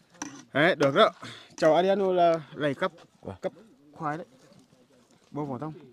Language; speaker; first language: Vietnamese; non-native, fluent; Portuguese